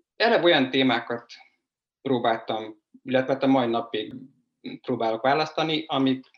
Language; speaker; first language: Hungarian; native; Hungarian